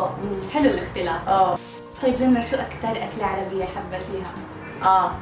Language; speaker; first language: Arabic; native; Arabic